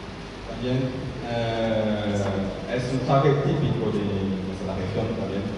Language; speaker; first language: Spanish; non-native, learner; French